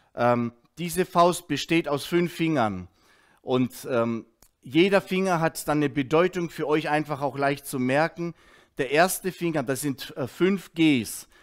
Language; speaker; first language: German; early bilingual, heritage; Russian